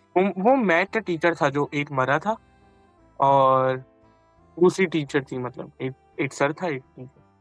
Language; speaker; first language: Urdu; early bilingual, heritage; Hindi